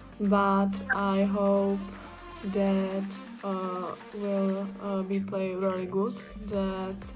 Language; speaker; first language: English; non-native, fluent; Czech